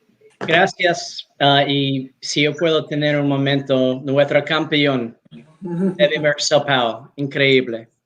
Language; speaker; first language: Spanish; non-native, learner; English